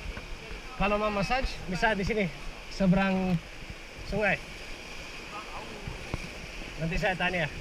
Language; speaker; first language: Indonesian; non-native, fluent; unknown